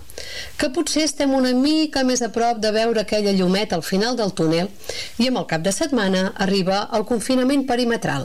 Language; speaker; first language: Catalan; native; Catalan